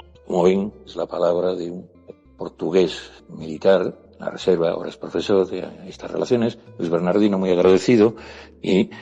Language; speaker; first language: Spanish; native; Spanish